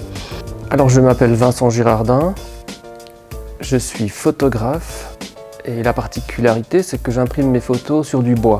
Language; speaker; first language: French; native; French